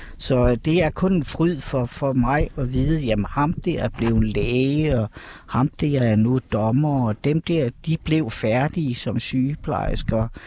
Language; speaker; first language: Danish; native; Danish